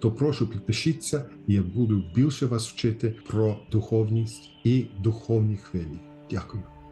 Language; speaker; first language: Ukrainian; early bilingual, heritage; Ukrainian